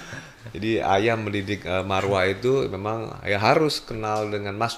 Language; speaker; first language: Indonesian; native; Indonesian